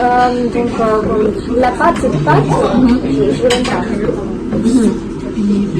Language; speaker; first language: French; non-native, fluent; Russian